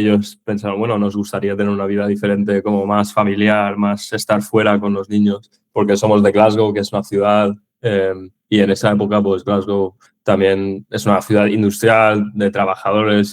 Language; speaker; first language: Spanish; early bilingual, other home language; English